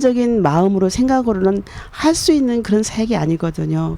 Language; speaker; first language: Korean; native; Korean